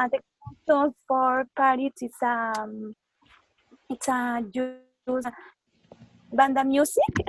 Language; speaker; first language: English; non-native, learner; Spanish